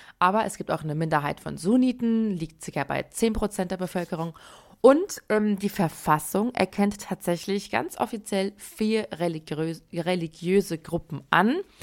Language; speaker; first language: German; early bilingual, other home language; Persian